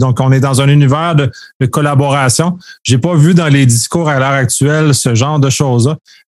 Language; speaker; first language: French; native; French